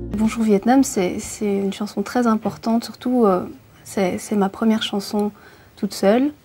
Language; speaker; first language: French; early bilingual, other home language; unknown